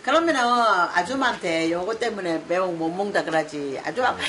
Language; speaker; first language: Korean; native; Korean